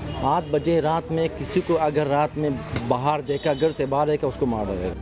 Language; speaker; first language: Hindi; non-native, learner; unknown